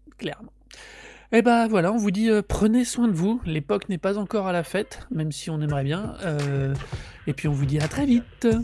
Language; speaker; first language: French; native; French